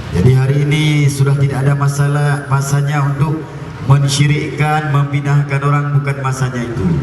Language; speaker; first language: Malay; non-native, local second language; Achinese